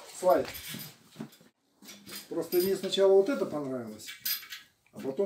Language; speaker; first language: Russian; native; Russian